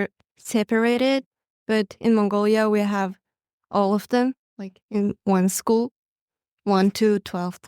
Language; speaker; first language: English; non-native, learner; Mongolian